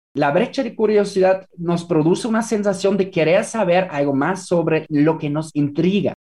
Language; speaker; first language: Spanish; non-native, fluent; German